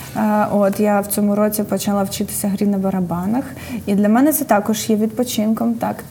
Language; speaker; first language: Ukrainian; native; Ukrainian